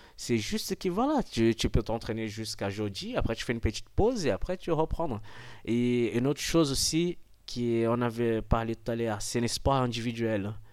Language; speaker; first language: French; non-native, fluent; Portuguese